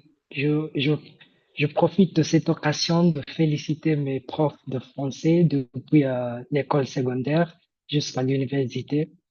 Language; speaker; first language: French; non-native, fluent; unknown